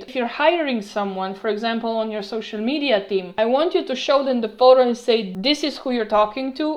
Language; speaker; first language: English; non-native, fluent; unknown